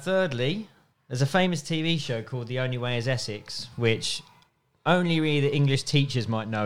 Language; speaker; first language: English; native; English